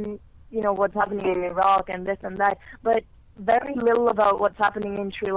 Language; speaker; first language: English; non-native, fluent; Norwegian